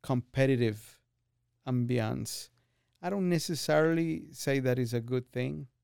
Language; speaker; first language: English; non-native, fluent; Spanish